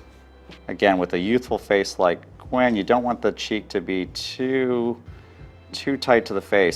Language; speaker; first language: English; native; English